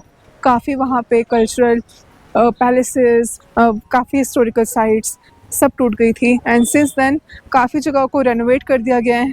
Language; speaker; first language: Hindi; native; Hindi